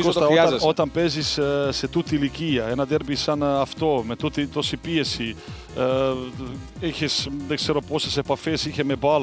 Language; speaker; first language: Greek; non-native, fluent; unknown